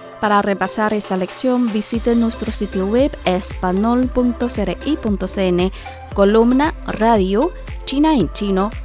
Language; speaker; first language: Spanish; non-native, fluent; Chinese